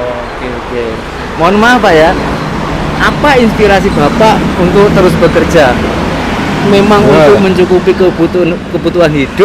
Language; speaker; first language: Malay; non-native, local second language; Javanese